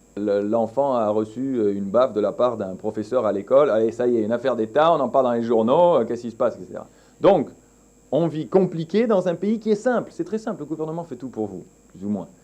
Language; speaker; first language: French; native; French